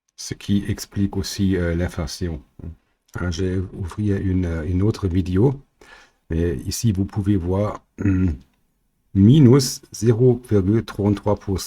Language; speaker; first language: French; non-native, learner; German